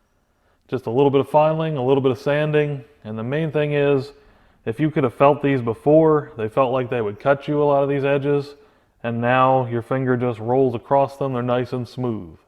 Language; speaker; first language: English; native; English